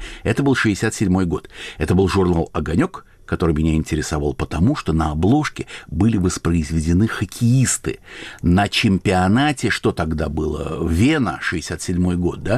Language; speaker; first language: Russian; native; Russian